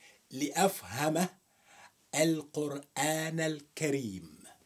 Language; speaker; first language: Arabic; non-native, fluent; Yoruba